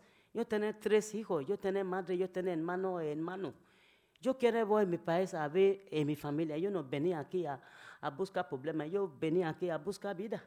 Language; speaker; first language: Spanish; non-native, learner; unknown